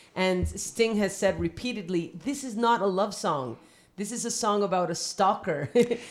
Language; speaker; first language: English; early bilingual, other home language; Spanish